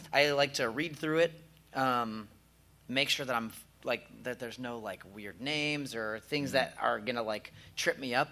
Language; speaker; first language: English; native; English